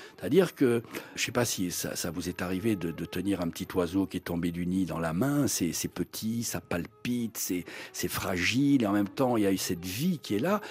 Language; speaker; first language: French; native; French